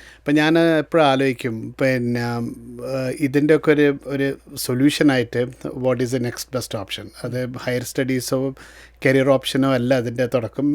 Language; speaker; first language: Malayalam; early bilingual, heritage; Malayalam